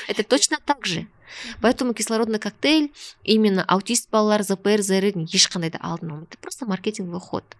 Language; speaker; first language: Russian; non-native, local second language; Kazakh